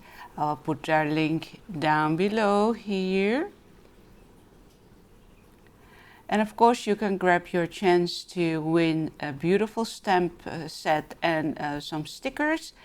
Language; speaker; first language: English; non-native, fluent; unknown